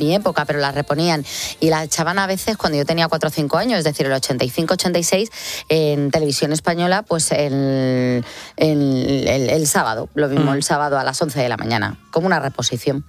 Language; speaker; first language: Spanish; native; Spanish